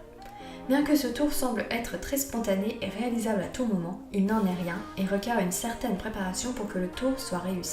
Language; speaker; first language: French; native; French